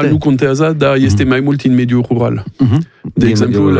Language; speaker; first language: Romanian; non-native, learner; French